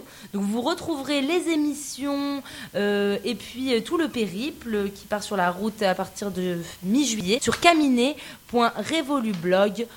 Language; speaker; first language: French; native; French